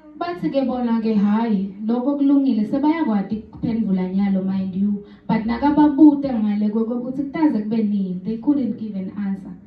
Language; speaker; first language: Zulu; non-native, local second language; Swati